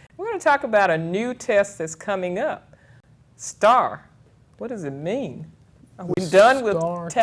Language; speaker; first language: English; native; English